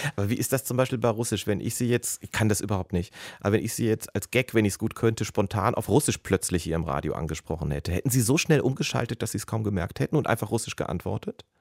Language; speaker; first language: German; native; German